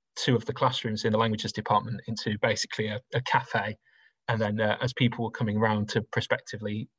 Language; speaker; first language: English; native; English